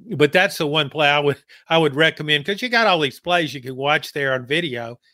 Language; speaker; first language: English; native; English